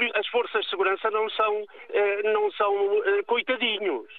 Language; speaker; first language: Portuguese; native; Portuguese